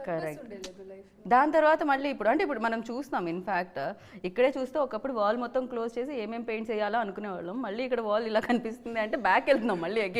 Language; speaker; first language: Telugu; native; Telugu